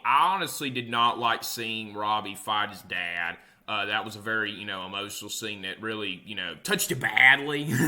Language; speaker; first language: English; native; English